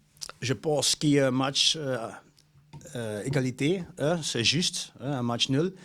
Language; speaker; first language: French; non-native, local second language; Dutch